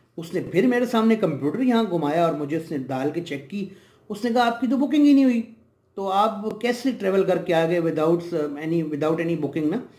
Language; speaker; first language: Urdu; native; Urdu